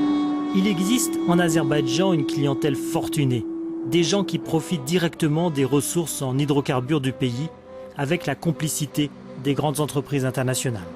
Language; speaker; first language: French; native; French